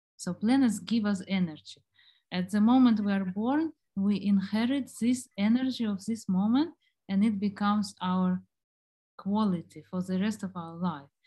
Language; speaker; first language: English; non-native, fluent; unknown